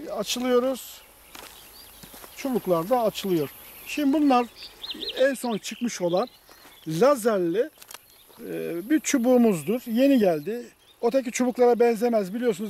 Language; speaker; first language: Turkish; native; Turkish